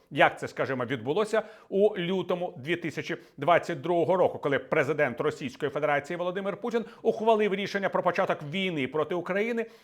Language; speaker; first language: Ukrainian; native; Ukrainian